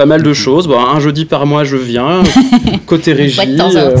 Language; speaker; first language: French; native; French